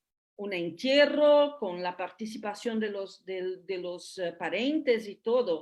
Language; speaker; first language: Spanish; non-native, fluent; Portuguese